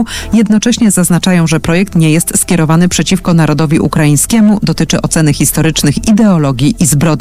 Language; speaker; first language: Polish; native; Polish